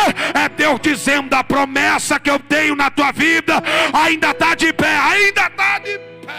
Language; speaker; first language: Portuguese; native; Portuguese